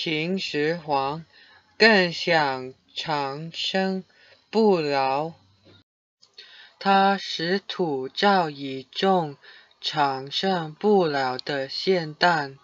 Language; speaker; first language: Chinese; non-native, learner; English